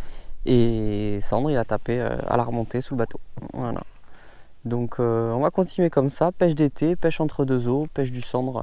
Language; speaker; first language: French; native; French